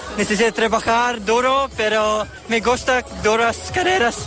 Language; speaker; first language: Spanish; non-native, learner; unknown